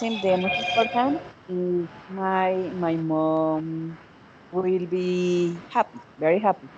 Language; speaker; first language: English; non-native, learner; Spanish